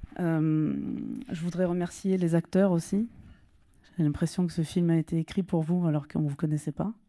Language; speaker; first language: French; native; French